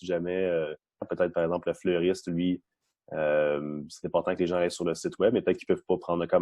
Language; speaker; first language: French; non-native, local second language; English